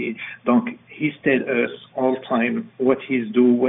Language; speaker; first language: English; non-native, learner; French